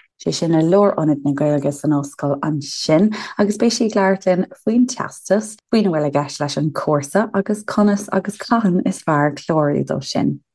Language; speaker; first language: Irish; native; Irish